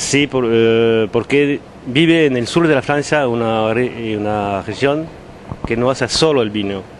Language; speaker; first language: Spanish; non-native, learner; French